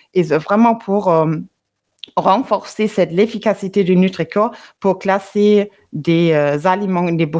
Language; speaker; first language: French; non-native, fluent; German